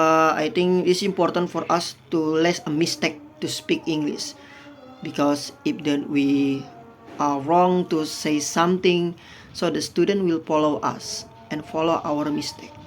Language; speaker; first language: English; non-native, fluent; Indonesian